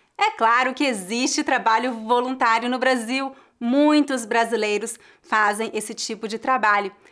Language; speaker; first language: Portuguese; native; Portuguese